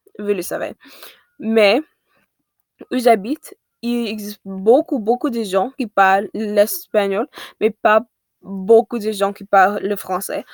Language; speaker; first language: French; non-native, learner; English